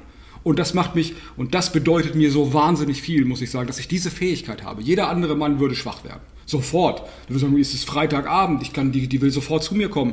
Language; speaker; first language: German; native; German